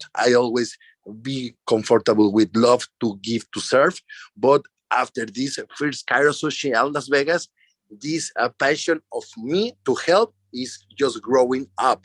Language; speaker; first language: English; non-native, learner; Spanish